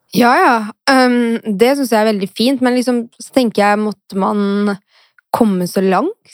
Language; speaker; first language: Norwegian; early bilingual, other home language; Arabic